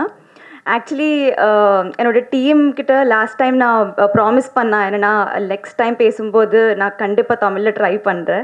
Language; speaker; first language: Tamil; non-native, learner; Telugu